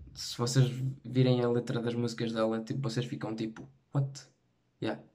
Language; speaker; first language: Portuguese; native; Portuguese